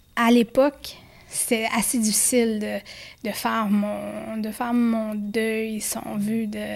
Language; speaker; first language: French; native; French